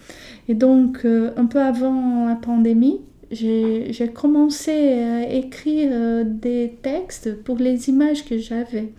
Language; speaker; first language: French; non-native, fluent; Portuguese